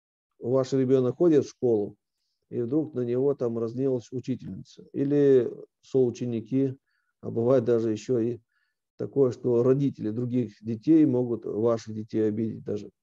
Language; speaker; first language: Russian; native; Russian